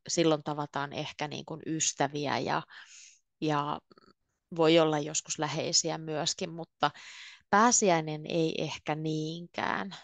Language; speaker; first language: Finnish; native; Finnish